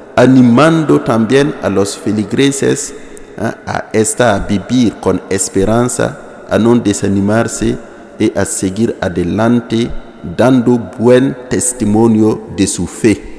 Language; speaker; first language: Spanish; non-native, fluent; Mossi